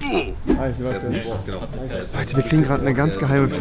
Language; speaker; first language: German; native; German